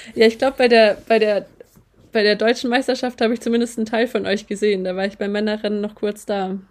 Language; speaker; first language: German; native; German